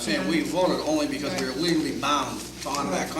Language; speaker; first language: English; native; English